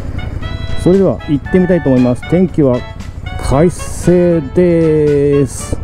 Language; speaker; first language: Japanese; native; Japanese